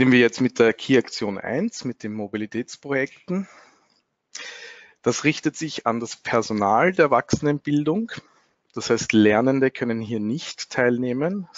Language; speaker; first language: German; native; German